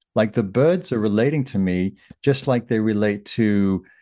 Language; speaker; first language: English; native; English